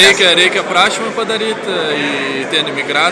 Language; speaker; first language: Lithuanian; non-native, learner; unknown